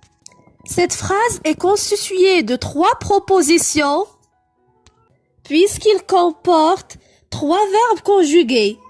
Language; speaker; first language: French; non-native, local second language; Arabic